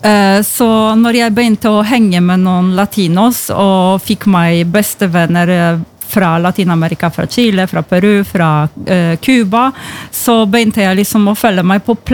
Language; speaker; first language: Norwegian; non-native, fluent; Polish